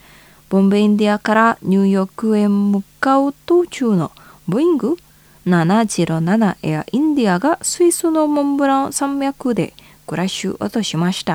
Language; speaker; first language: Japanese; non-native, fluent; Indonesian